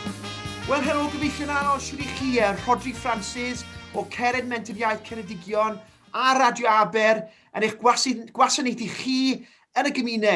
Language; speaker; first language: Welsh; native; Welsh